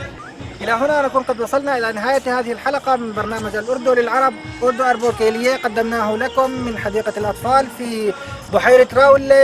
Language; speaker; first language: Arabic; native; Arabic